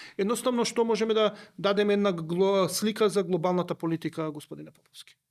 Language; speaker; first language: Macedonian; native; Macedonian